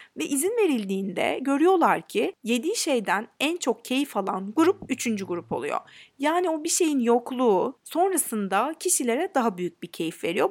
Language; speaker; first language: Turkish; native; Turkish